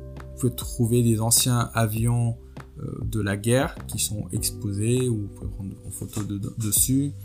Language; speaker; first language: French; non-native, local second language; Wolof